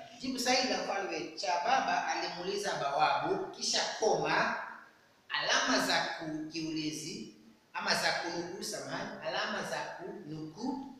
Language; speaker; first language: Swahili; non-native, local second language; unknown